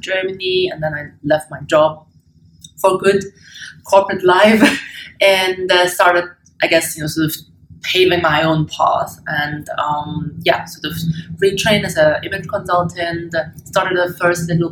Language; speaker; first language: English; non-native, fluent; German